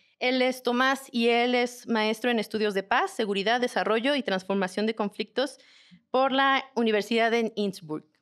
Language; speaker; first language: Spanish; native; Spanish